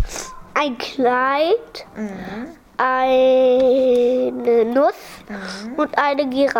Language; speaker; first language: German; early bilingual, other home language; Polish